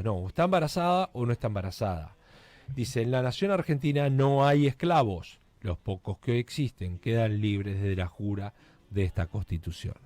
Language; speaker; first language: Spanish; native; Spanish